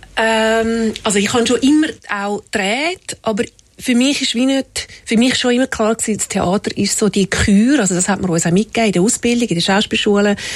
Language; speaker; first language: German; native; German